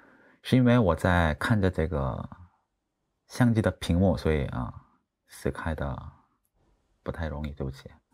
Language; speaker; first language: Chinese; non-native, fluent; Korean